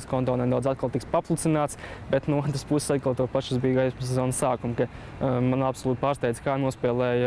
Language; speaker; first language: Latvian; native; Latvian